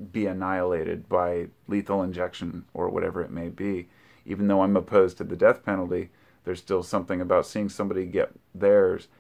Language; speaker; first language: English; native; English